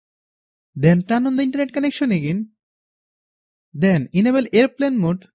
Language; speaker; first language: English; non-native, fluent; Bangla